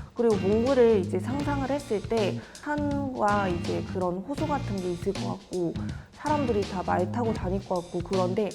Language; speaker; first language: Korean; non-native, fluent; Mongolian